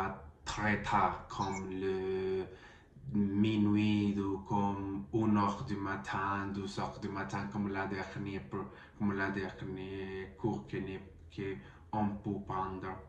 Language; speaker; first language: French; non-native, learner; Spanish